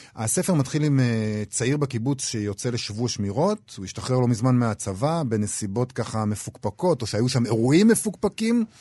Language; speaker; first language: Hebrew; native; Hebrew